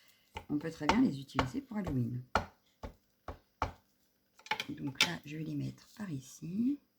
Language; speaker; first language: French; native; French